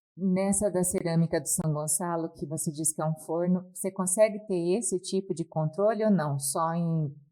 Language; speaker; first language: Portuguese; native; Portuguese